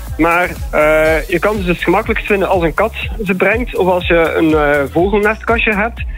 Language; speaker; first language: Dutch; native; Dutch